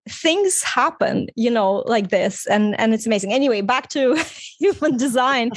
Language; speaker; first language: English; non-native, fluent; Russian